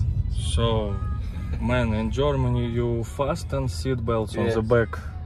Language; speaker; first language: English; non-native, fluent; Russian